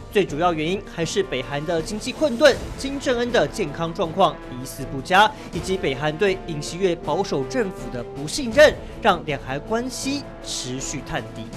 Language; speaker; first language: Chinese; native; Chinese